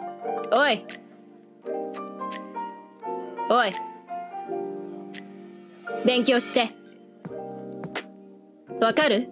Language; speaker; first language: Japanese; non-native, learner; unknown